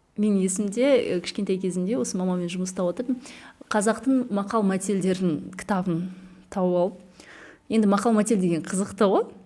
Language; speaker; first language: Kazakh; non-native, local second language; Chechen